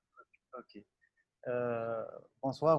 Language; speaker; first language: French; non-native, local second language; Arabic